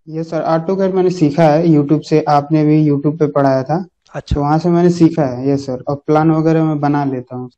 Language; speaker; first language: Hindi; native; Hindi